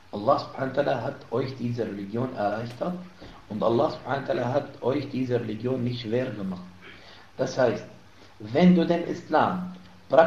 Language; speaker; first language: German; non-native, fluent; Arabic